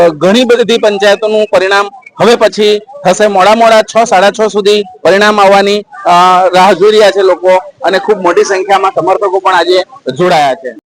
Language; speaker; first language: Gujarati; native; Gujarati